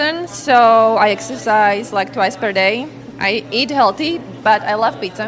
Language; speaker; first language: English; non-native, fluent; Slovak